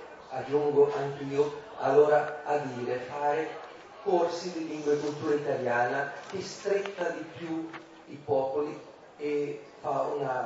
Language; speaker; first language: Italian; non-native, learner; Portuguese